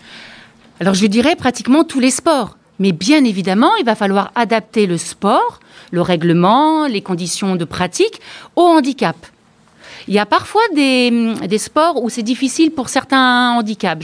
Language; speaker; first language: French; native; French